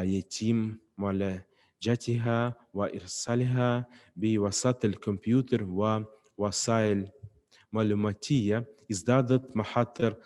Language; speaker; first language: Arabic; non-native, fluent; Russian